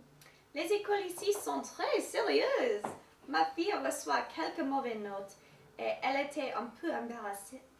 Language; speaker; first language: French; non-native, learner; English